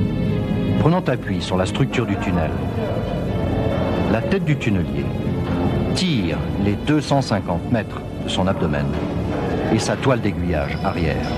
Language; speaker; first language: French; native; French